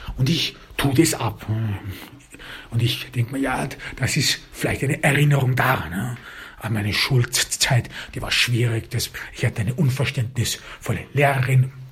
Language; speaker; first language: German; early bilingual, other home language; Turkish